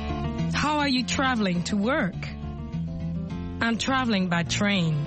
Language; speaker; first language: English; non-native, fluent; French